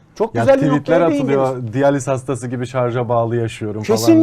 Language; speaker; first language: Turkish; native; Turkish